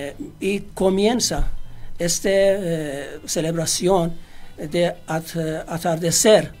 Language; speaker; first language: Spanish; non-native, fluent; Persian